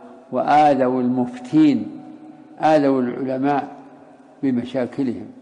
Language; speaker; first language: Arabic; native; Arabic